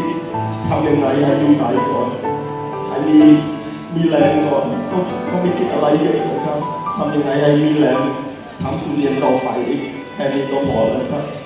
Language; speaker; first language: Thai; non-native, fluent; Khmer